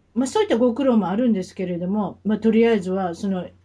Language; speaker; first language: Japanese; native; Japanese